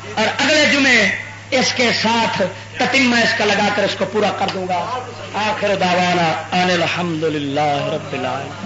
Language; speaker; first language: Urdu; non-native, local second language; Punjabi